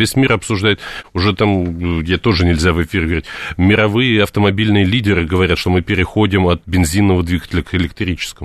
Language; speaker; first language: Russian; native; Russian